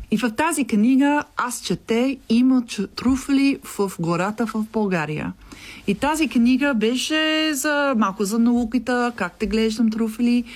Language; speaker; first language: Bulgarian; non-native, learner; English